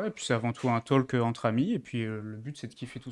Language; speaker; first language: French; native; French